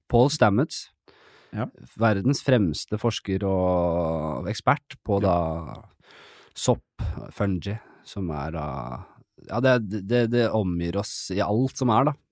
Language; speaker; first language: Norwegian; native; Norwegian